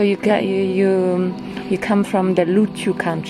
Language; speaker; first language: English; non-native, fluent; Polish